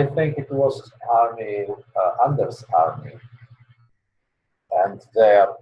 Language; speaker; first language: English; non-native, learner; Polish